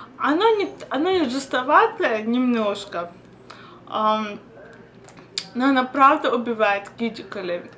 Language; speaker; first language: Russian; early bilingual, heritage; Russian